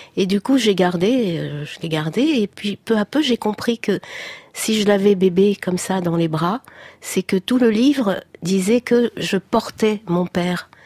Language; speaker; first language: French; native; French